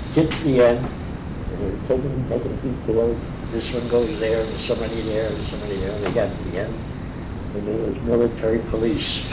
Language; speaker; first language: English; native; English